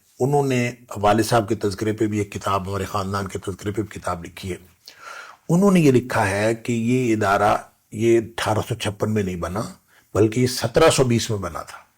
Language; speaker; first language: Urdu; non-native, local second language; Punjabi